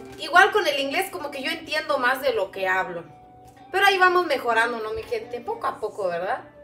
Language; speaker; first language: Spanish; non-native, local second language; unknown